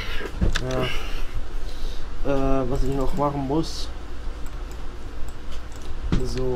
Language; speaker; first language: German; native; German